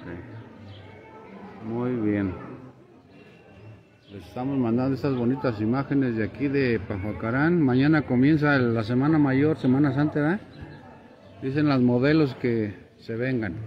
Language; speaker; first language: Spanish; native; Spanish